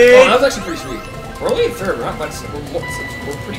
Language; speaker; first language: English; native; English